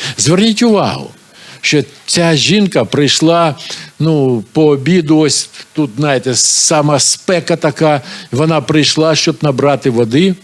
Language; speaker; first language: Ukrainian; non-native, local second language; Russian